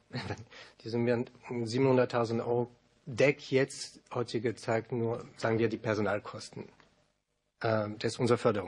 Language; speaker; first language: German; non-native, learner; French